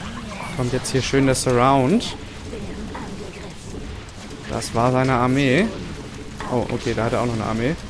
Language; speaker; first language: German; native; German